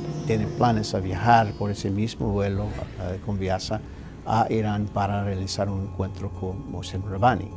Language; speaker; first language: Spanish; non-native, fluent; Persian